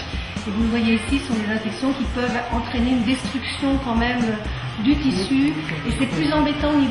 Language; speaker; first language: French; native; French